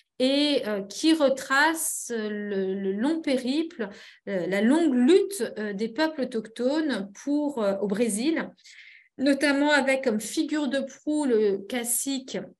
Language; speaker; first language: French; native; French